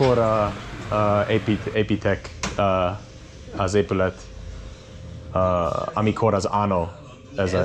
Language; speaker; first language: Hungarian; non-native, learner; English